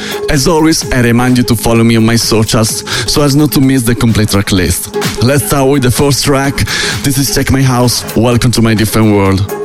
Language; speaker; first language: English; non-native, fluent; Italian